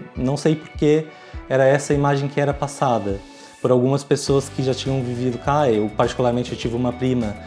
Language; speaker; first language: Portuguese; native; Portuguese